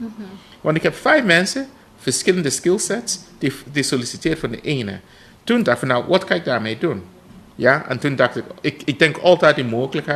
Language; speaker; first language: Dutch; non-native, fluent; English